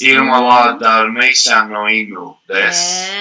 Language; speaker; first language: Japanese; non-native, learner; Greek